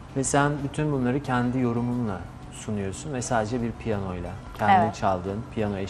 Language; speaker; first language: Turkish; native; Turkish